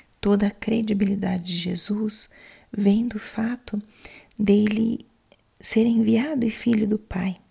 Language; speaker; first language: Portuguese; native; Portuguese